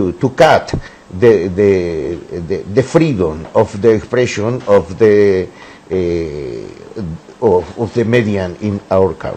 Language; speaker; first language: English; non-native, learner; Spanish